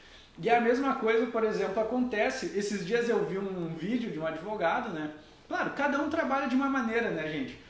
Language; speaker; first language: Portuguese; native; Portuguese